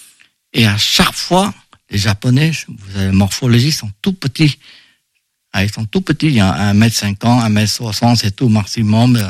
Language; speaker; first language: French; non-native, fluent; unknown